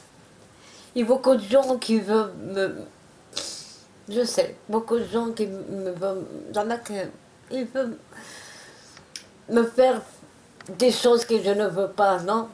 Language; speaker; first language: French; non-native, learner; Arabic